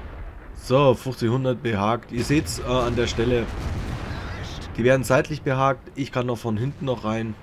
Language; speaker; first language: German; native; German